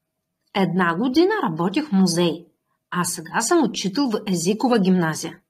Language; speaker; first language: Bulgarian; non-native, fluent; Russian